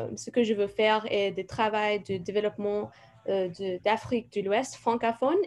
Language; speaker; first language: French; non-native, fluent; English